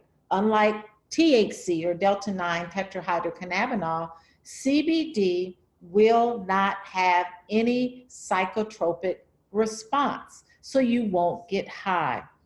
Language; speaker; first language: English; native; English